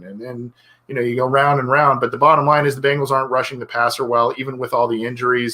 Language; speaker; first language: English; native; English